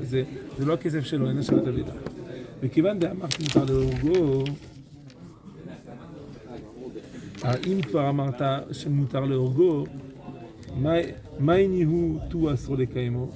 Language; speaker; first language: Hebrew; non-native, fluent; French